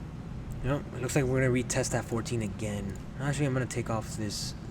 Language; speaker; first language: English; native; English